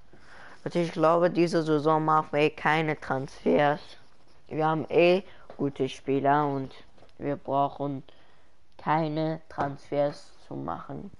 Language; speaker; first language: German; early bilingual, other home language; Persian